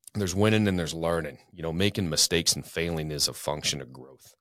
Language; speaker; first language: English; native; English